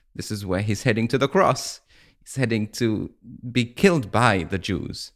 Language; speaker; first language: English; non-native, fluent; Maltese